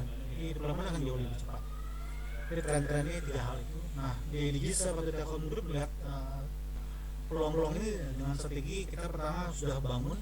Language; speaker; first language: Indonesian; native; Indonesian